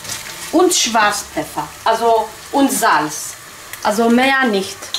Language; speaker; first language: German; non-native, local second language; Kurdish